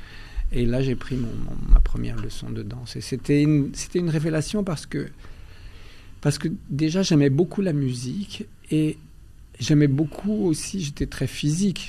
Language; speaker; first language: French; early bilingual, other home language; Albanian